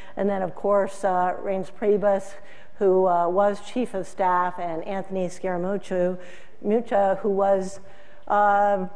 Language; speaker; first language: English; native; English